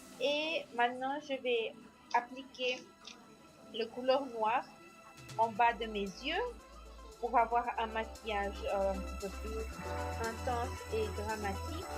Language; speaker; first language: French; non-native, learner; Spanish